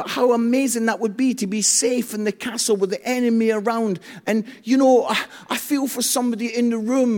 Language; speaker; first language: English; native; English